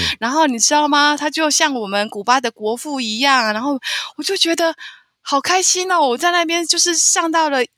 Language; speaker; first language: Chinese; native; Chinese